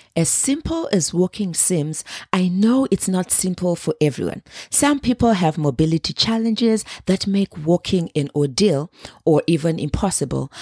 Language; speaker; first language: English; non-native, local second language; Shona